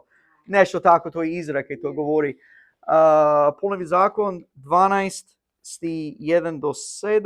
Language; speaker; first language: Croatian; non-native, learner; English